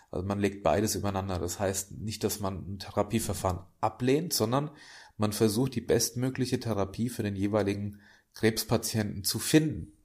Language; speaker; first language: German; native; German